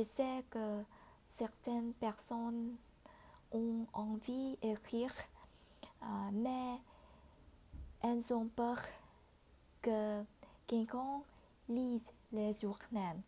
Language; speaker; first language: French; non-native, fluent; Vietnamese